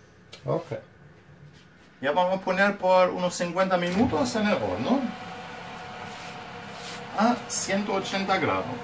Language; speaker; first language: Spanish; non-native, learner; German